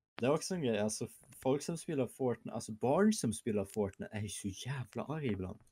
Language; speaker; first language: Swedish; early bilingual, other home language; German